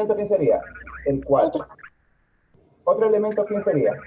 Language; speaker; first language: Spanish; native; Spanish